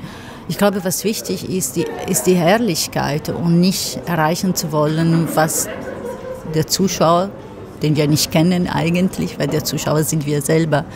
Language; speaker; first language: German; non-native, fluent; Italian